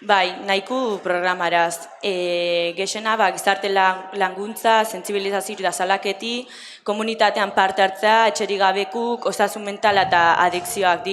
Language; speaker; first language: Basque; native; Basque